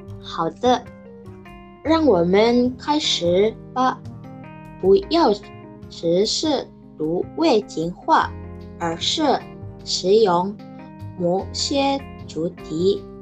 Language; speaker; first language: Chinese; non-native, learner; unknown